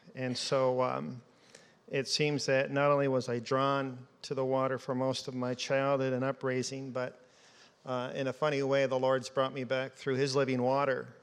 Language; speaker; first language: English; native; English